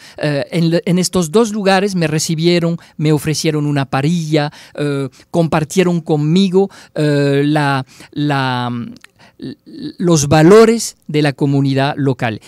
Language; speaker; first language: Spanish; non-native, fluent; French